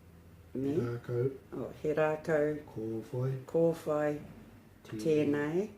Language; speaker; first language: Māori; non-native, learner; English